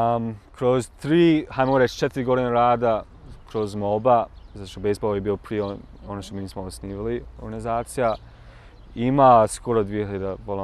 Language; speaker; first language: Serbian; non-native, learner; English